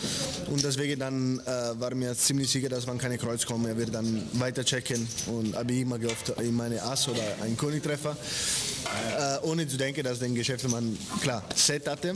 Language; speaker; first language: German; non-native, fluent; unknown